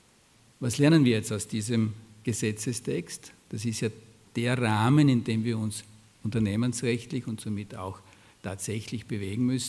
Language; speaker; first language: German; native; German